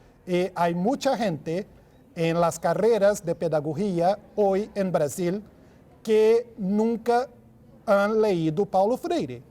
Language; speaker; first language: Spanish; non-native, fluent; Portuguese